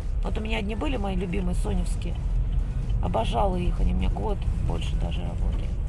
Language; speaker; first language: Russian; native; Russian